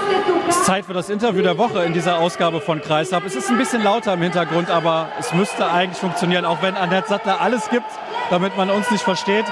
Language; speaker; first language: German; native; German